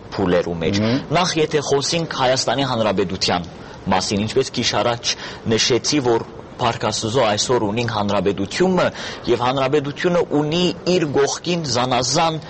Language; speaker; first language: Armenian; early bilingual, heritage; Armenian